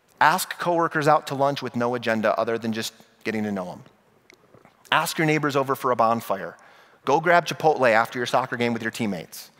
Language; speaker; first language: English; native; English